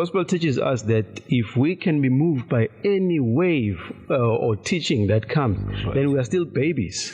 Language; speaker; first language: English; non-native, local second language; Zulu